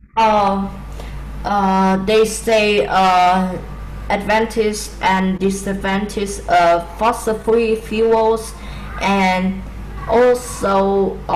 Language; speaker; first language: English; non-native, learner; Vietnamese